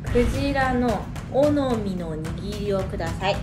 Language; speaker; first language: Japanese; native; Japanese